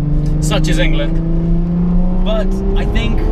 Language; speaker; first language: English; native; English